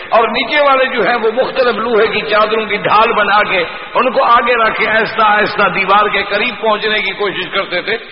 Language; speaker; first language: Urdu; non-native, local second language; Punjabi